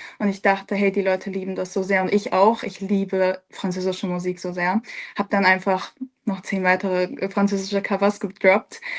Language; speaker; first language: German; early bilingual, other home language; Serbian